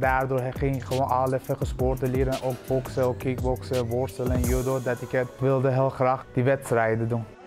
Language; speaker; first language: Dutch; early bilingual, other home language; Persian